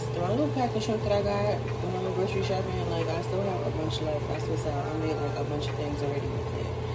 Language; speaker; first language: English; native; English